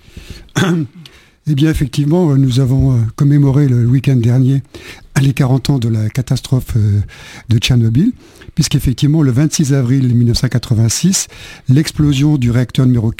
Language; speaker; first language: French; native; French